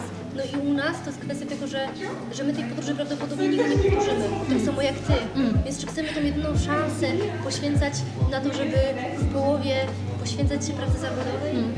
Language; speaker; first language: Polish; native; Polish